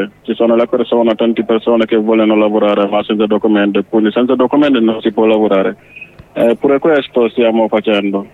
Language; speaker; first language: Italian; non-native, learner; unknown